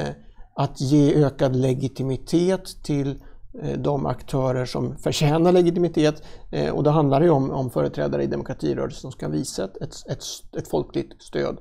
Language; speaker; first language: Swedish; native; Swedish